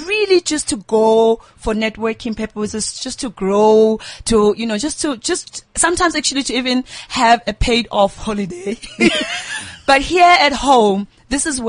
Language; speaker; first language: English; non-native, local second language; Southern Sotho